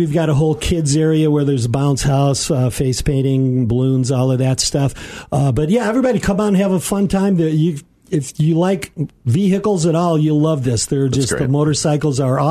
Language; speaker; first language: English; native; English